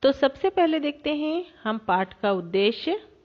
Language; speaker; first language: Hindi; non-native, local second language; Kannada